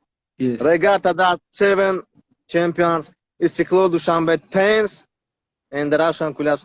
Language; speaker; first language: English; non-native, learner; Tajik